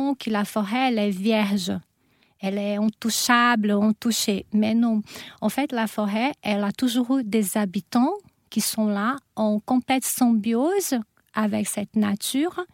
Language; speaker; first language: French; non-native, fluent; Portuguese